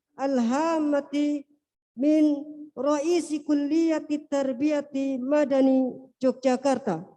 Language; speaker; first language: Arabic; non-native, fluent; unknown